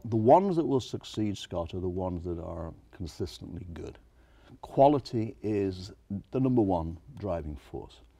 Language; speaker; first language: English; native; English